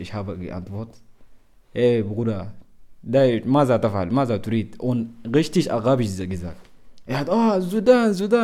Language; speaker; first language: German; non-native, learner; Arabic